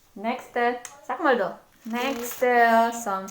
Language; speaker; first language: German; non-native, learner; Indonesian